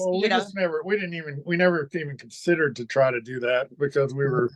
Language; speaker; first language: English; native; English